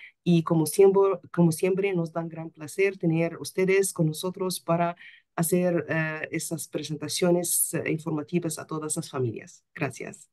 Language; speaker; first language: Spanish; non-native, fluent; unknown